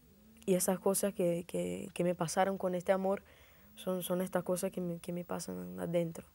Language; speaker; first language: Spanish; non-native, fluent; Portuguese